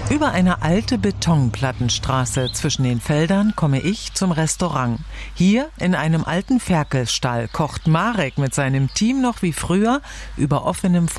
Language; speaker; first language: German; native; German